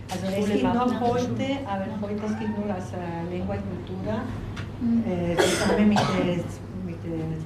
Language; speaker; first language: German; non-native, learner; Spanish